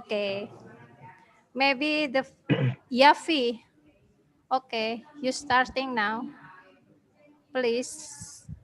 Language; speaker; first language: English; non-native, learner; Indonesian